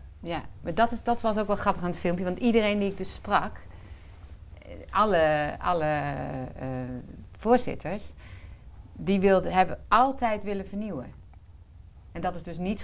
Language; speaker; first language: Dutch; native; Dutch